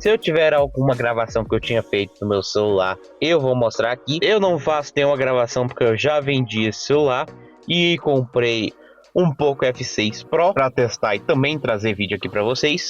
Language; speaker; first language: Portuguese; native; Portuguese